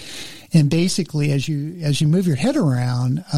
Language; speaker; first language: English; native; English